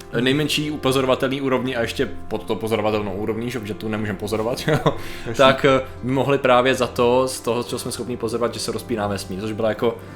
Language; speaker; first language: Czech; native; Czech